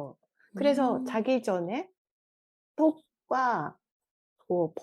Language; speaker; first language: Korean; non-native, fluent; Japanese